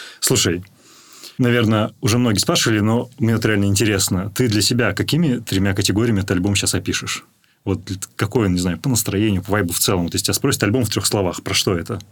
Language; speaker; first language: Russian; native; Russian